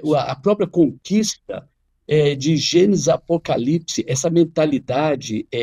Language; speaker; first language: Portuguese; non-native, fluent; Arabic